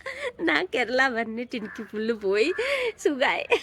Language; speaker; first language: Malayalam; non-native, learner; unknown